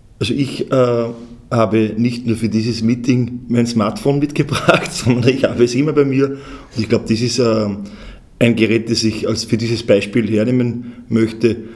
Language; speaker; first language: German; native; German